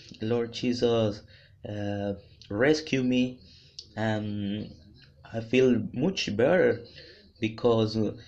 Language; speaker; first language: English; non-native, learner; Spanish